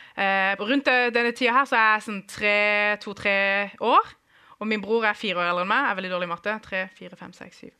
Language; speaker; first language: Norwegian; early bilingual, other home language; Kurdish